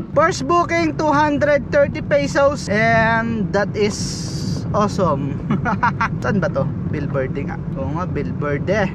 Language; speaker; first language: Filipino; native; Filipino